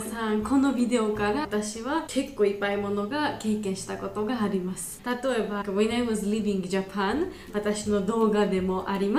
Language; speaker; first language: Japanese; non-native, learner; Georgian